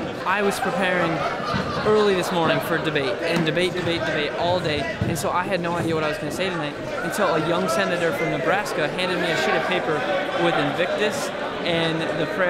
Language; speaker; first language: English; native; English